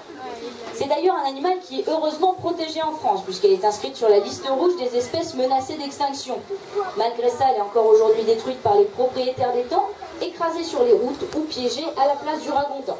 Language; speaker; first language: French; native; French